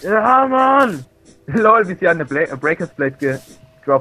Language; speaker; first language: German; native; German